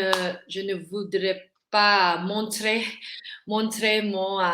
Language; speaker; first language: French; non-native, learner; Filipino